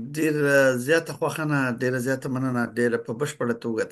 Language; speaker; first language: Pashto; native; Pashto